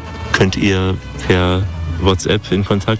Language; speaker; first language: German; native; German